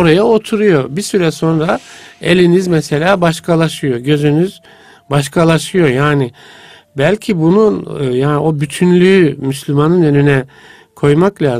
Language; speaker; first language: Turkish; native; Turkish